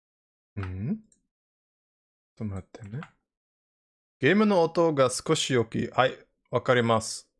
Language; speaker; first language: Japanese; non-native, learner; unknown